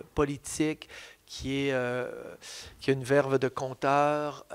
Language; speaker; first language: French; native; French